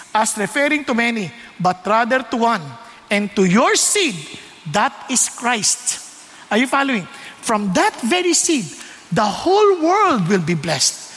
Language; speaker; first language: English; non-native, local second language; Filipino